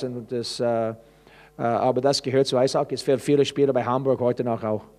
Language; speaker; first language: German; non-native, fluent; English